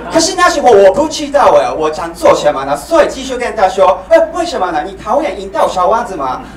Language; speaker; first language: Chinese; non-native, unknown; Japanese